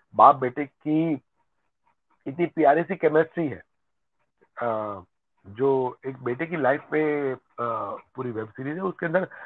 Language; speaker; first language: Hindi; non-native, local second language; Gujarati